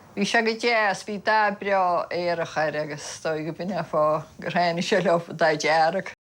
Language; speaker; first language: Irish; native; Irish